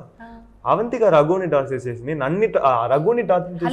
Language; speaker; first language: Telugu; non-native, local second language; Tamil